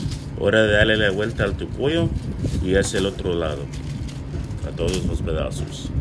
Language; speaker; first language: Spanish; early bilingual, heritage; English